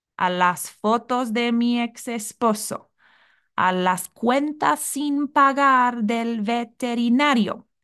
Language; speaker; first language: Spanish; non-native, fluent; English